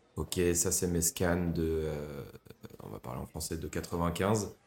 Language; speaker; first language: French; native; French